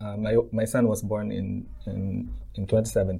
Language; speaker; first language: English; non-native, local second language; Filipino